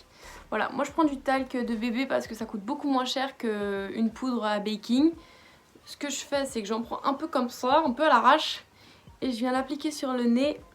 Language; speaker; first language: French; native; French